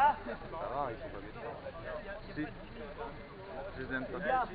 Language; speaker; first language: French; native; French